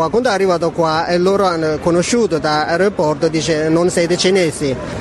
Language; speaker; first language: Italian; non-native, fluent; Tibetan